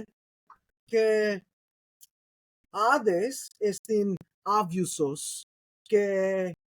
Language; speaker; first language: Greek; non-native, learner; English